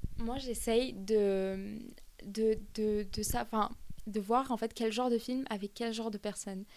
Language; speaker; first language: French; early bilingual, other home language; Armenian